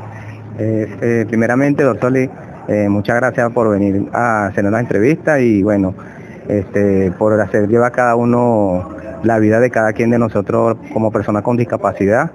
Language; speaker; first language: Spanish; native; Spanish